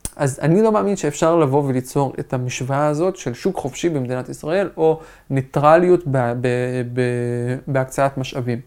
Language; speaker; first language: Hebrew; non-native, local second language; Arabic